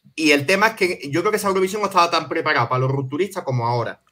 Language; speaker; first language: Spanish; native; Spanish